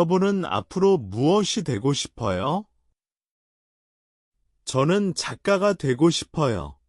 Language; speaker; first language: Korean; non-native, learner; Chinese